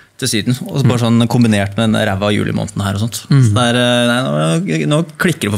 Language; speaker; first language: Norwegian; native; Norwegian